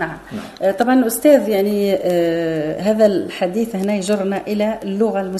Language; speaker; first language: Arabic; native; Arabic